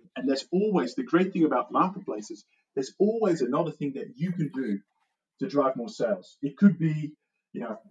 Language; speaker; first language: English; non-native, fluent; Dutch